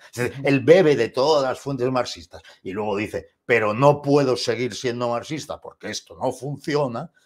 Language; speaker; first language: Spanish; native; Spanish